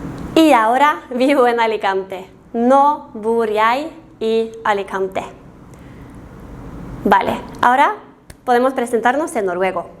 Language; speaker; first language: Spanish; non-native, fluent; Norwegian